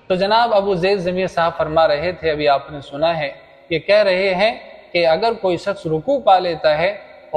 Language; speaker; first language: Urdu; native; Urdu